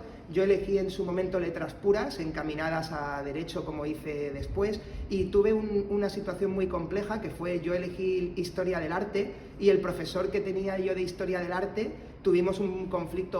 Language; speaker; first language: Spanish; native; Spanish